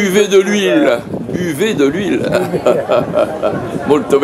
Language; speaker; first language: French; native; French